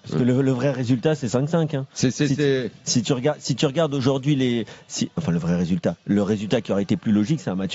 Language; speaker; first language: French; native; French